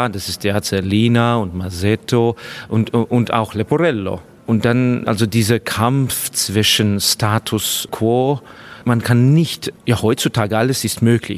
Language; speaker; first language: German; non-native, fluent; Estonian